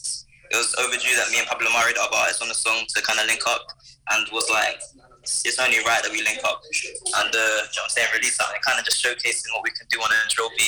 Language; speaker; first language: English; native; English